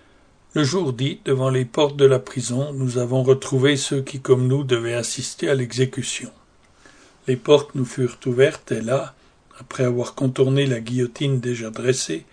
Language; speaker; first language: French; native; French